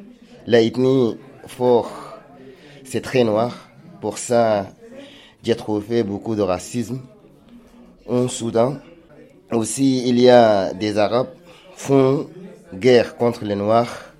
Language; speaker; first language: French; non-native, learner; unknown